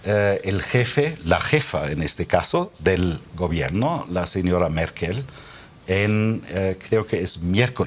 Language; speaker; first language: Spanish; non-native, fluent; German